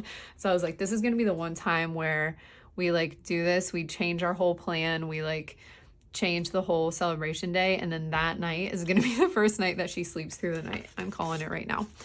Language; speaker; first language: English; native; English